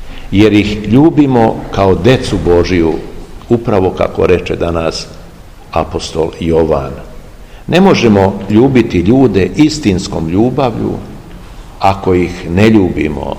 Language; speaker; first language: Serbian; native; Serbian